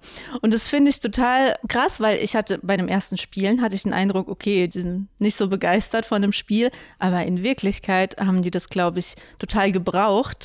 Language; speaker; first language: German; native; German